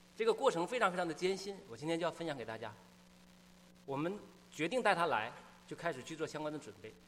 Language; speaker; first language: Chinese; native; Chinese